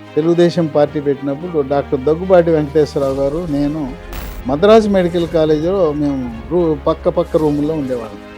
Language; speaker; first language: Telugu; native; Telugu